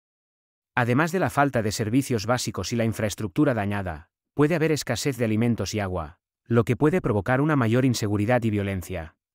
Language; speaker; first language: Spanish; native; Spanish